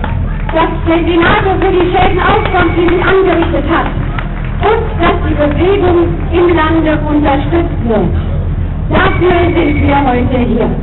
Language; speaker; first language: German; native; German